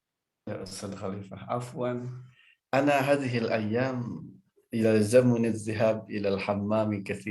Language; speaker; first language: Arabic; non-native, learner; Indonesian